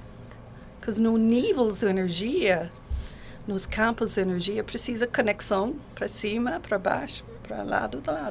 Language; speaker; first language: Portuguese; non-native, learner; English